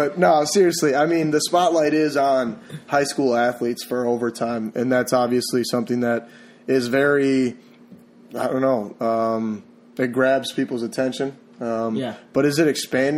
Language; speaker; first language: English; native; English